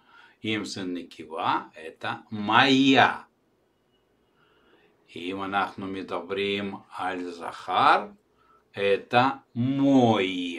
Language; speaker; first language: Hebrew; non-native, fluent; Russian